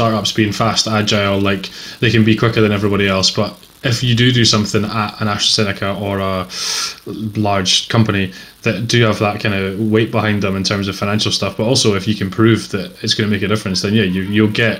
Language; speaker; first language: English; native; English